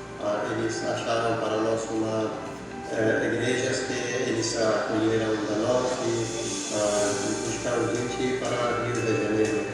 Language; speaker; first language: Portuguese; non-native, learner; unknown